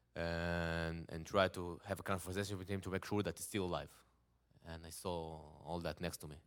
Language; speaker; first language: English; non-native, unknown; Hebrew